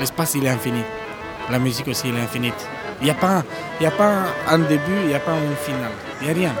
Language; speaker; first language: French; non-native, learner; Romanian